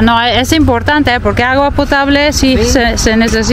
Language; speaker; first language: Spanish; non-native, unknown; Italian